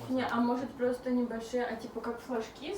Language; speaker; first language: Russian; native; Russian